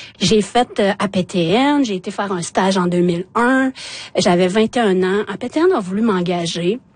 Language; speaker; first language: French; non-native, local second language; Innu-aimun